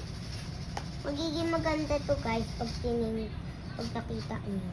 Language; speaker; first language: Filipino; native; Filipino